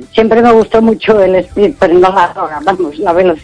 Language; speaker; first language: Spanish; native; Spanish